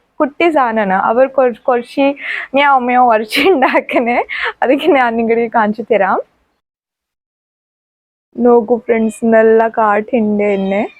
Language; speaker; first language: Malayalam; non-native, fluent; Hindi